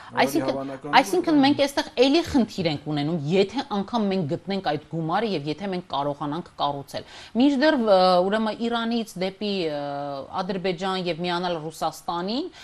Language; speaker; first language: Armenian; native; Armenian